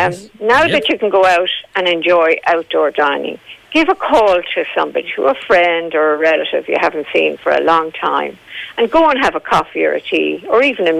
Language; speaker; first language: English; native; English